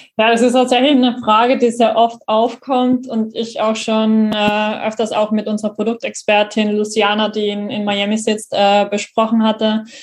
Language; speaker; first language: German; native; German